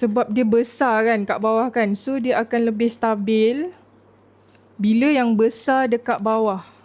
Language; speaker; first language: Malay; native; Malay